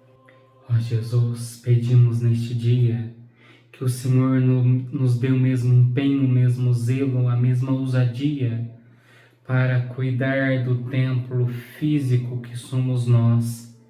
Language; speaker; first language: Portuguese; native; Portuguese